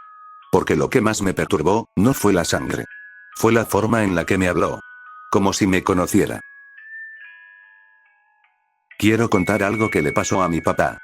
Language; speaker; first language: Spanish; native; Spanish